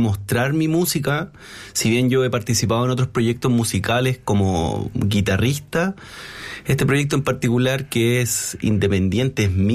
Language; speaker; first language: Spanish; native; Spanish